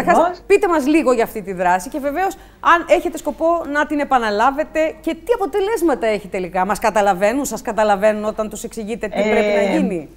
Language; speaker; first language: Greek; native; Greek